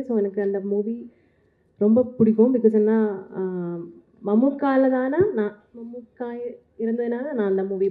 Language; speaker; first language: Tamil; non-native, learner; Malayalam